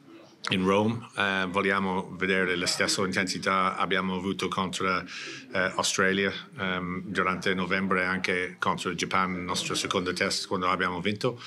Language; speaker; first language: Italian; non-native, learner; English